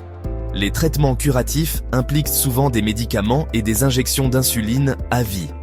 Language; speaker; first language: French; native; French